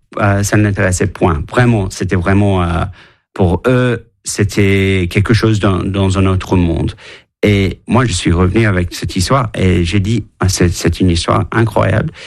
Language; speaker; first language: French; non-native, fluent; English